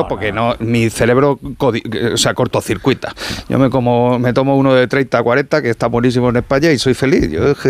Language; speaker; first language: Spanish; native; Spanish